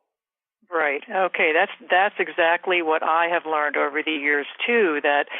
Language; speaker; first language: English; native; English